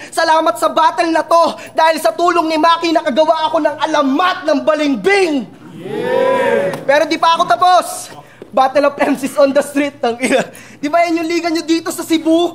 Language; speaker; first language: Filipino; native; Filipino